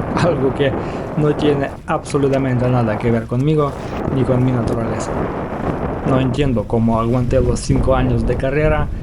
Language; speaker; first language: Spanish; non-native, fluent; Ukrainian